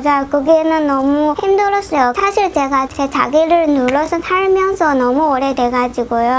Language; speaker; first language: Korean; non-native, learner; Chinese